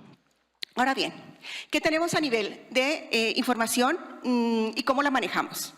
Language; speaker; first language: Spanish; native; Spanish